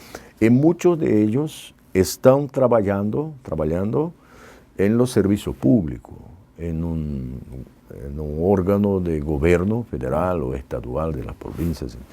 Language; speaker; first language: Spanish; non-native, fluent; Portuguese